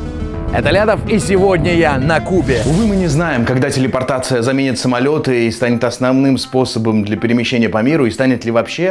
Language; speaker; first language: Russian; native; Russian